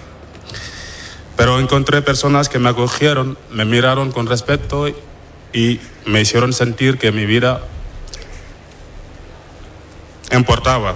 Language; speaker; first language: Spanish; non-native, fluent; Wolof